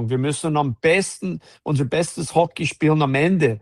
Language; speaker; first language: German; non-native, fluent; English